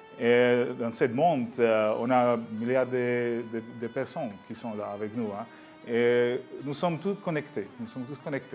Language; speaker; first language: French; non-native, learner; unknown